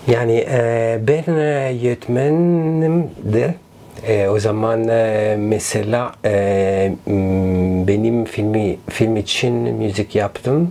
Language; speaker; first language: Turkish; non-native, learner; Italian